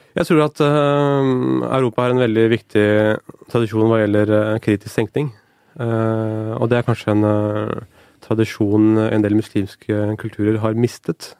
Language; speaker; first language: Norwegian; early bilingual, other home language; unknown